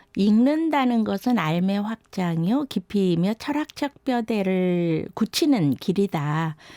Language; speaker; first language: Korean; native; Korean